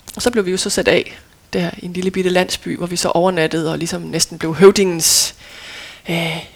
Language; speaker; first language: Danish; native; Danish